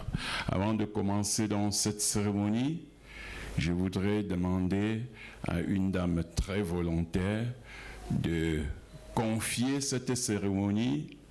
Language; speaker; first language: French; non-native, local second language; Ghomala